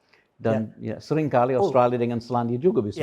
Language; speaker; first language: Indonesian; non-native, fluent; English